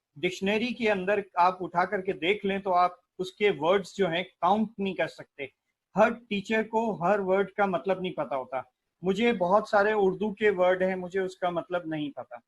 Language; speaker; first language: Urdu; native; Urdu